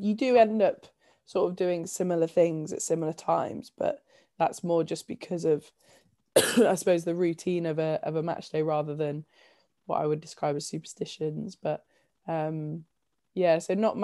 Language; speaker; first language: English; native; English